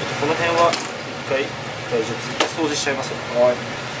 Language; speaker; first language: Japanese; native; Japanese